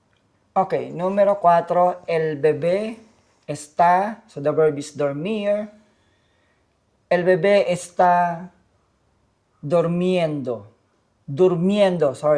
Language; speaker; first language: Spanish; non-native, learner; Filipino